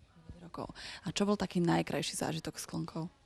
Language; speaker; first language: Slovak; native; Slovak